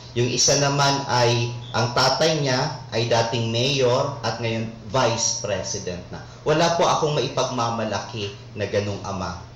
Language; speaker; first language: Filipino; non-native, local second language; Bikol